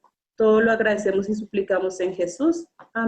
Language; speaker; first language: Spanish; native; Spanish